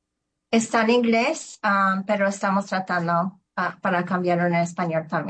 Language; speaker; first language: Spanish; early bilingual, heritage; Spanish